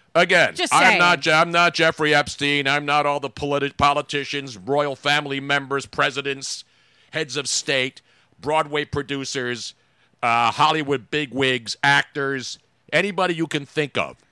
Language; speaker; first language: English; early bilingual, other home language; Italian